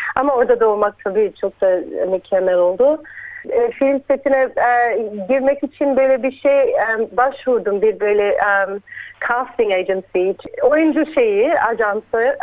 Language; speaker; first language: Turkish; early bilingual, heritage; Turkish